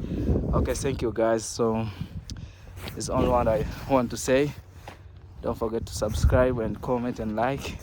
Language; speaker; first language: English; non-native, learner; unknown